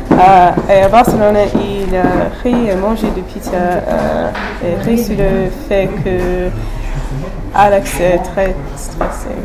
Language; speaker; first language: French; non-native, learner; English